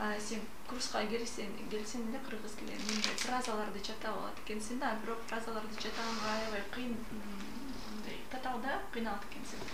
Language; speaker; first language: Kyrgyz; non-native, local second language; Russian